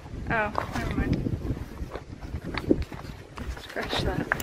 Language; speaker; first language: English; native; English